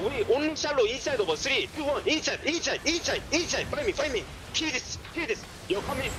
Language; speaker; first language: English; non-native, learner; Korean